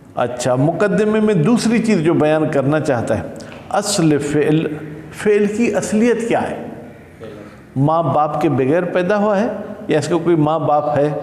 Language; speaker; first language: Urdu; non-native, local second language; Sindhi